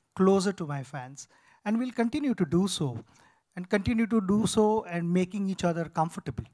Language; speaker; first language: English; non-native, local second language; Marathi